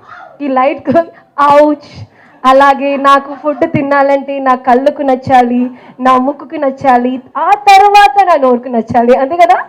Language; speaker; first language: Telugu; non-native, fluent; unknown